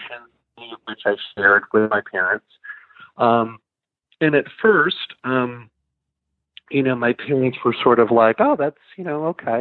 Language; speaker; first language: English; native; English